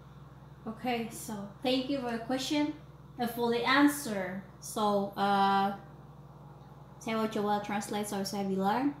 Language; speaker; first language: English; non-native, learner; Indonesian